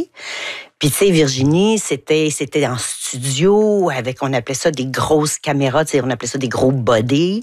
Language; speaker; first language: French; native; French